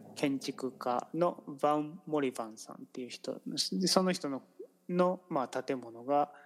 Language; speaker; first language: Japanese; native; Japanese